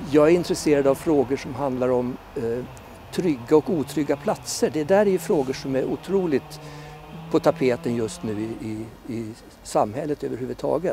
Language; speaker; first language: Swedish; native; Swedish